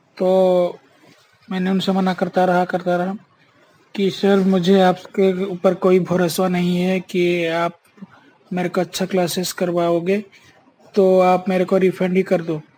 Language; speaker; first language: Hindi; native; Hindi